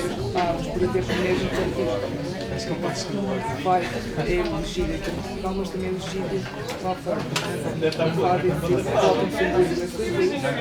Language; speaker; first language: Portuguese; non-native, learner; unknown